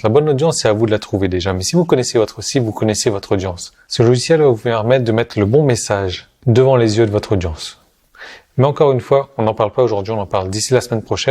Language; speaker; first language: French; native; French